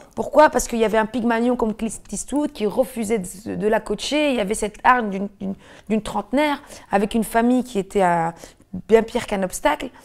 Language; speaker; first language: French; native; French